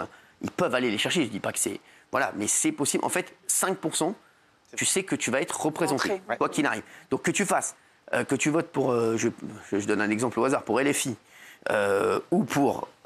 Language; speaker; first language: French; native; French